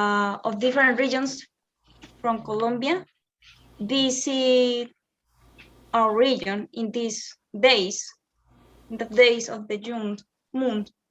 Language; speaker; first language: English; non-native, learner; Spanish